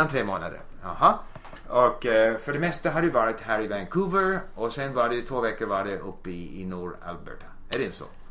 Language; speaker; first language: Swedish; non-native, fluent; English